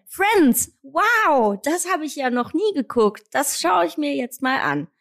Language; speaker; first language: German; native; German